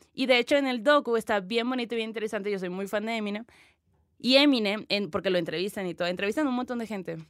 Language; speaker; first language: Spanish; native; Spanish